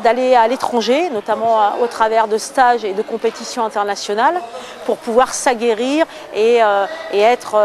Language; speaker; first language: French; native; French